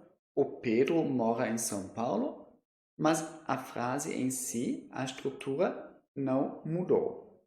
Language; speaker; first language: Portuguese; non-native, fluent; German